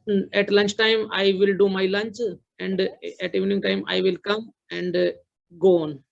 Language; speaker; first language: English; non-native, learner; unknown